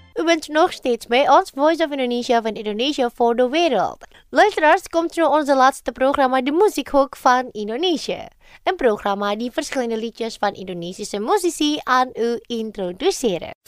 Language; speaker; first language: Dutch; non-native, fluent; Indonesian